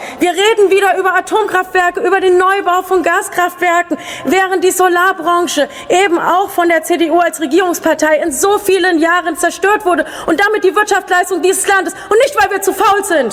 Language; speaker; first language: German; native; German